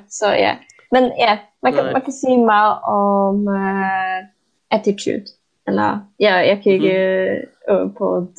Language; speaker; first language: Swedish; non-native, fluent; Polish